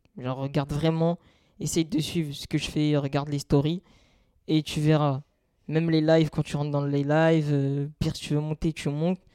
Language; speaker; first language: French; native; French